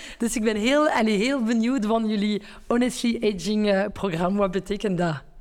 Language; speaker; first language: Dutch; non-native, fluent; French